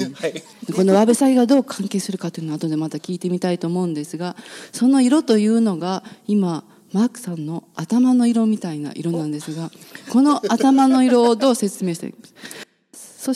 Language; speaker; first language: Japanese; native; Japanese